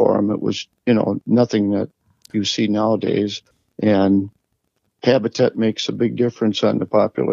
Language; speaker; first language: English; native; English